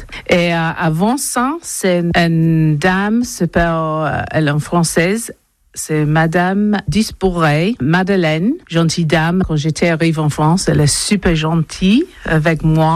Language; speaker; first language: French; non-native, learner; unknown